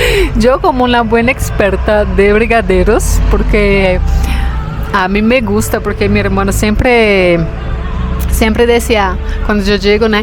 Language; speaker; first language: Spanish; non-native, fluent; Portuguese